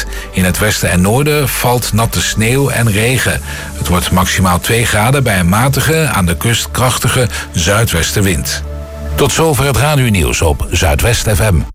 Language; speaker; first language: Dutch; native; Dutch